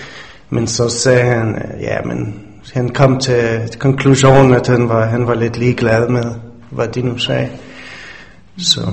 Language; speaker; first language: Danish; non-native, fluent; English